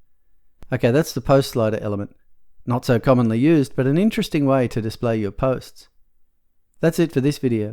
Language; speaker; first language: English; native; English